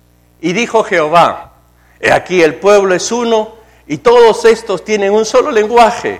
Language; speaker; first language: Spanish; native; Spanish